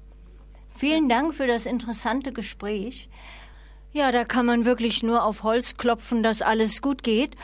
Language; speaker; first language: German; native; German